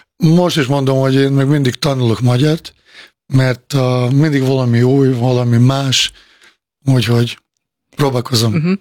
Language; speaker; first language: Hungarian; non-native, fluent; Bosnian